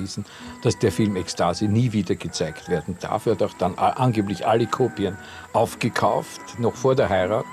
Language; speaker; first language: German; native; German